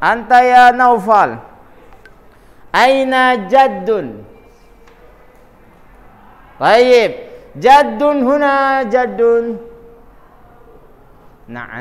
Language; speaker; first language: Arabic; non-native, fluent; Indonesian